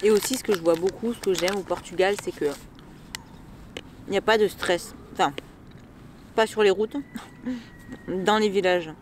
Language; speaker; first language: French; native; French